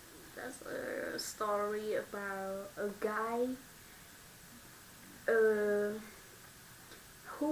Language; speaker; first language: English; non-native, learner; Vietnamese